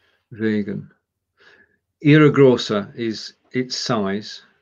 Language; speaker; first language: German; non-native, learner; English